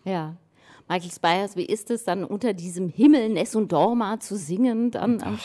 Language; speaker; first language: German; native; German